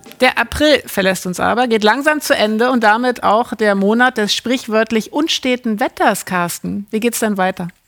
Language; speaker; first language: German; native; German